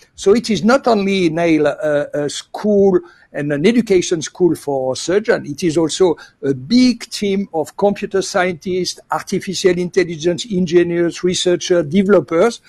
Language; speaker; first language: English; non-native, fluent; French